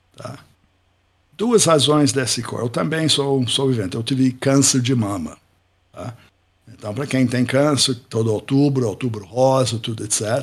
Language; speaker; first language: Portuguese; non-native, fluent; English